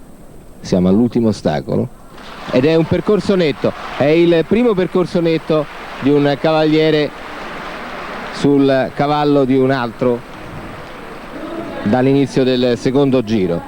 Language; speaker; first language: Italian; native; Italian